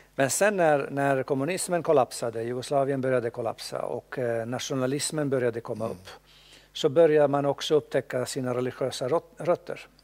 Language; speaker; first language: Swedish; non-native, fluent; Bosnian